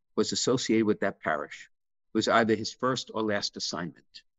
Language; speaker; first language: English; native; English